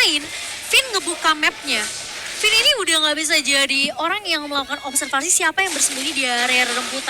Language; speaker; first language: Indonesian; native; Indonesian